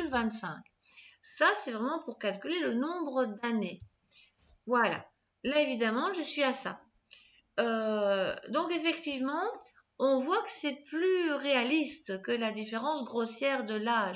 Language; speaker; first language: French; native; French